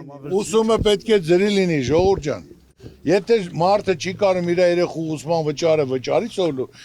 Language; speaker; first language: Armenian; native; Armenian